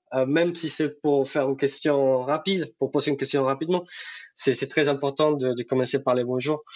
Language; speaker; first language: French; non-native, fluent; Spanish